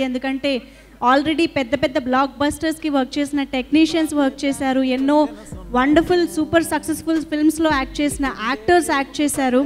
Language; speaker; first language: Telugu; native; Telugu